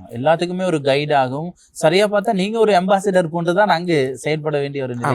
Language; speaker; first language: Tamil; native; Tamil